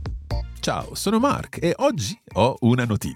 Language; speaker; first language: Italian; non-native, fluent; English